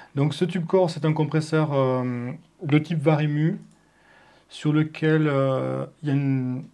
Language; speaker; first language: French; native; French